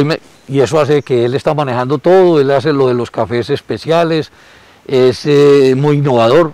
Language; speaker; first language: Spanish; native; Spanish